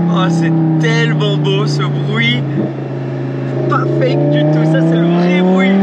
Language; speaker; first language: French; native; French